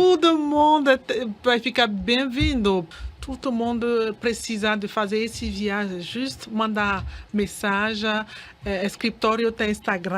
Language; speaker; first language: Portuguese; non-native, learner; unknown